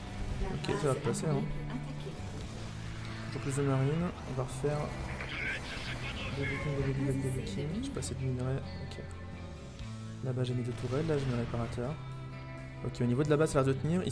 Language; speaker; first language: French; native; French